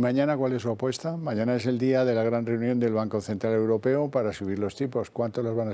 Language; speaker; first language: Spanish; native; Spanish